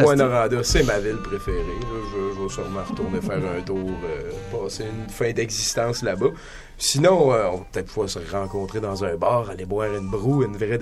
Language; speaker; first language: French; native; French